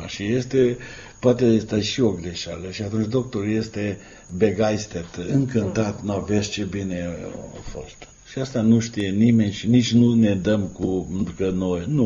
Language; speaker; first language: Romanian; non-native, local second language; Hungarian